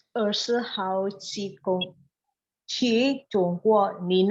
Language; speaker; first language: Chinese; non-native, learner; Indonesian